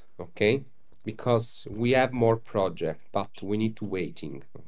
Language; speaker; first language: English; non-native, learner; Italian